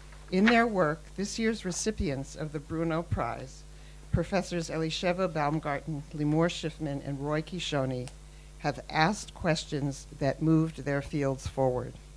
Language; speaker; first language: English; native; English